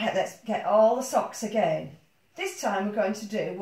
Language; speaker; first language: English; native; English